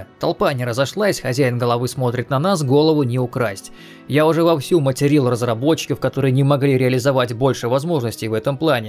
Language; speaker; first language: Russian; native; Russian